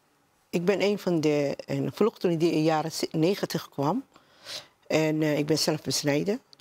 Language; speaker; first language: Dutch; non-native, learner; Somali